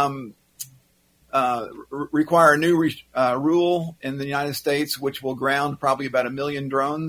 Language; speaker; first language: English; native; English